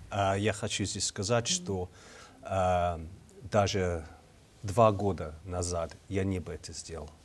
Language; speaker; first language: Russian; non-native, learner; English